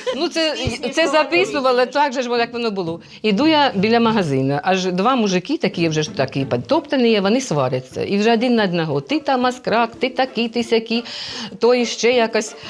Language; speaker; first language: Ukrainian; native; Ukrainian